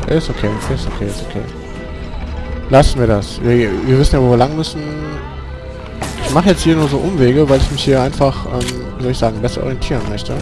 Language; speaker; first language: German; native; German